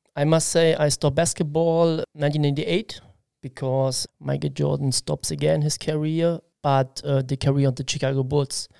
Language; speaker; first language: English; non-native, learner; German